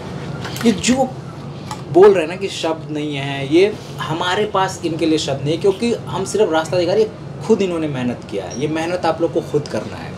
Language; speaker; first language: Hindi; native; Hindi